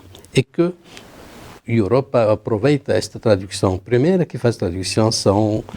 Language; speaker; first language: Portuguese; non-native, learner; Arabic